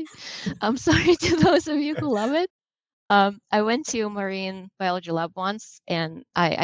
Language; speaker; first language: English; non-native, fluent; Russian